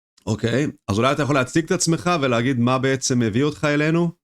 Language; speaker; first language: Hebrew; native; Hebrew